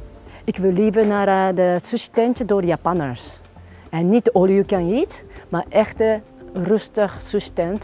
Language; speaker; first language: Dutch; non-native, learner; Japanese